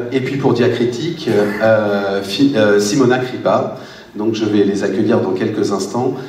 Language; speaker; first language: French; native; French